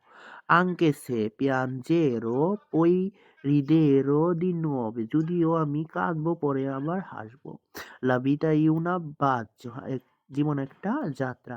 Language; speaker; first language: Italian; non-native, learner; Bangla